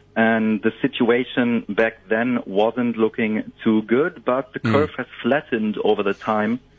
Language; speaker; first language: English; non-native, fluent; German